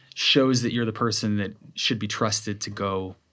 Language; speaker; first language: English; native; English